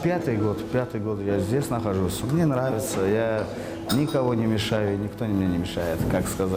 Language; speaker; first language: Russian; non-native, fluent; Azerbaijani